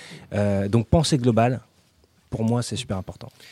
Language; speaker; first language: French; native; French